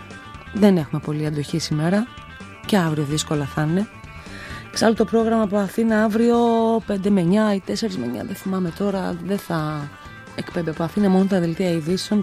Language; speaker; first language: Greek; native; Greek